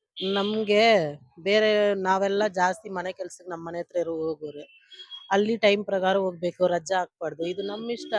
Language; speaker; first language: Kannada; non-native, local second language; Tamil